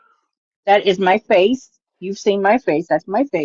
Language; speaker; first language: English; native; English